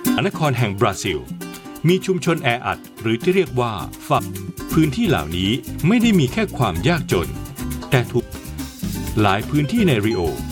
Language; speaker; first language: Thai; native; Thai